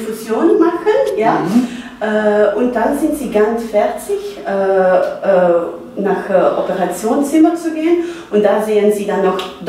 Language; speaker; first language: German; non-native, learner; Dutch